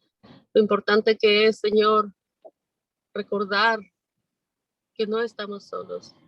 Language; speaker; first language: Spanish; native; Spanish